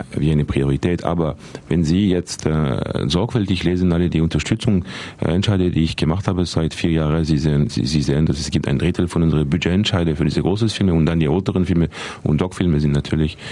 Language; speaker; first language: German; non-native, fluent; French